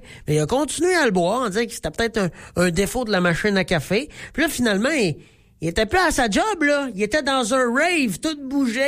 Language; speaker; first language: French; native; French